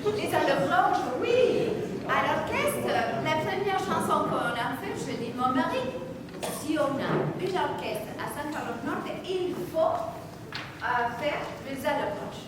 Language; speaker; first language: French; non-native, fluent; Spanish